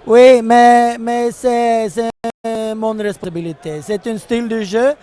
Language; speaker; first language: French; non-native, learner; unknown